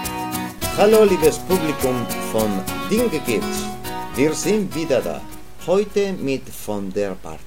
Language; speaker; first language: German; non-native, learner; Spanish